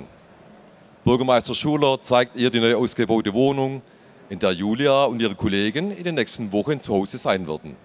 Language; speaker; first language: German; native; German